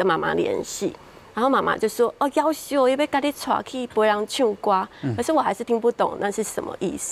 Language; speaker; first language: Chinese; native; Chinese